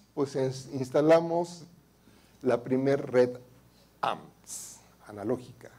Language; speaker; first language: Spanish; native; Spanish